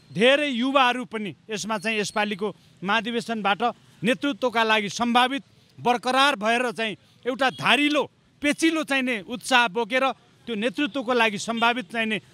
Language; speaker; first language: Nepali; native; Nepali